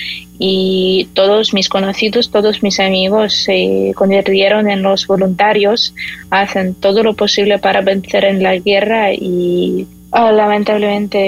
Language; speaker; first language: Spanish; non-native, fluent; Ukrainian